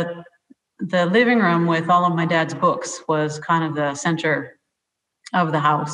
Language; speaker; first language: English; native; English